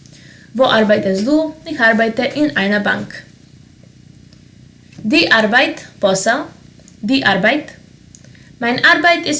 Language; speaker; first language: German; non-native, fluent; Serbian